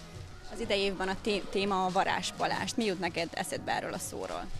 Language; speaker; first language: Hungarian; native; Hungarian